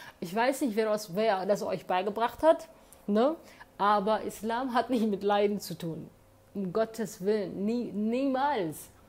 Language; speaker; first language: German; early bilingual, other home language; Somali